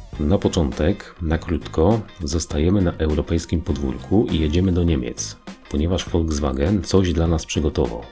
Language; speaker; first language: Polish; native; Polish